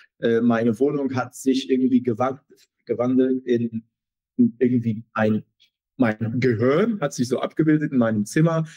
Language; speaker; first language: German; non-native, fluent; Arabic